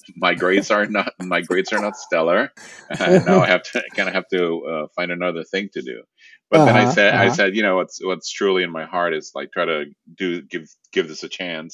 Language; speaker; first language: English; non-native, fluent; Spanish